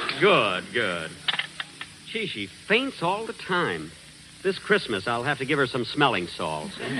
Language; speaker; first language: English; native; English